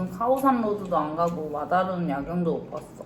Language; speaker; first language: Korean; native; Korean